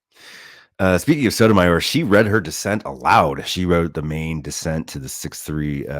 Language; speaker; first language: English; native; English